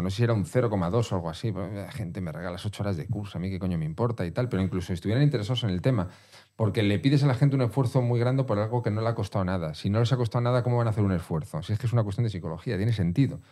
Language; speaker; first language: Spanish; native; Spanish